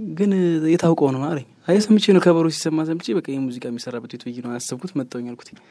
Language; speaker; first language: Amharic; native; Amharic